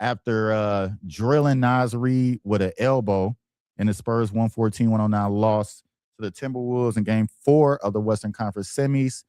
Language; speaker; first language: English; native; English